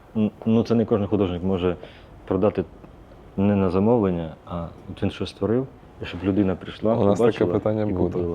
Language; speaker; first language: Ukrainian; native; Ukrainian